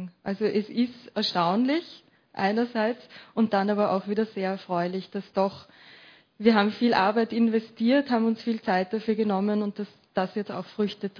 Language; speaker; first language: German; native; German